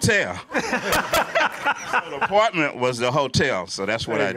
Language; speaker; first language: English; native; English